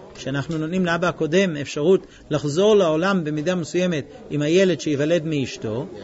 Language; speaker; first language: Hebrew; non-native, fluent; English